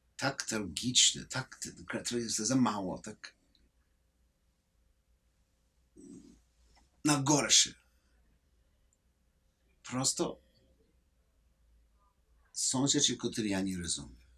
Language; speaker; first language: Polish; non-native, learner; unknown